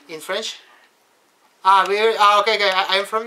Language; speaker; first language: English; non-native, learner; Ukrainian